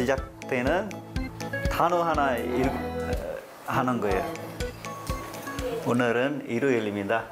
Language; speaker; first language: Korean; non-native, fluent; Sinhala